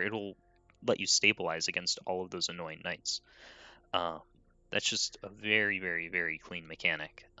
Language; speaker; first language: English; native; English